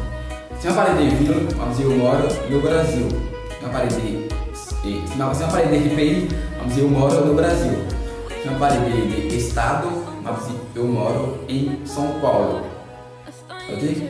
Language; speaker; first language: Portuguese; non-native, learner; Haitian Creole